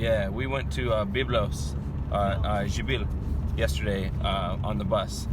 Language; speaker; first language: English; native; English